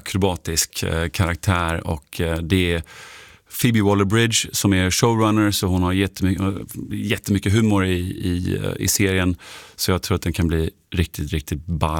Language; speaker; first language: Swedish; non-native, fluent; German